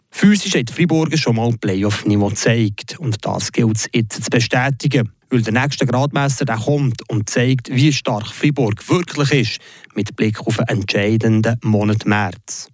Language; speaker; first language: German; native; German